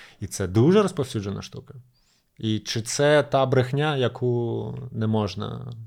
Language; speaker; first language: Ukrainian; native; Ukrainian